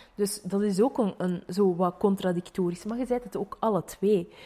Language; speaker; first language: Dutch; native; Dutch